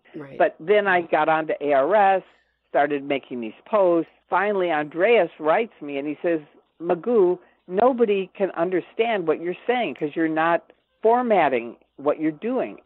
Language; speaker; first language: English; native; English